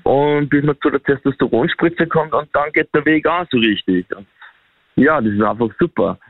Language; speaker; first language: German; native; German